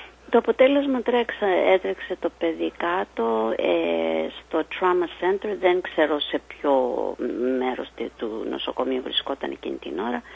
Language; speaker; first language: Greek; native; Greek